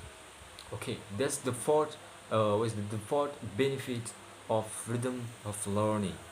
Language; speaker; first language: English; non-native, learner; Indonesian